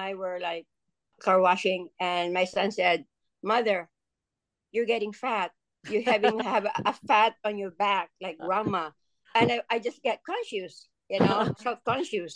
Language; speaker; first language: English; non-native, local second language; Filipino